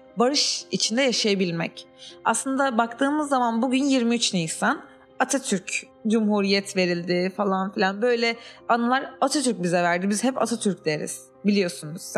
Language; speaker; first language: Turkish; native; Turkish